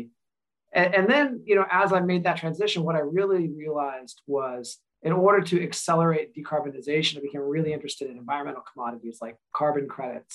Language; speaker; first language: English; native; English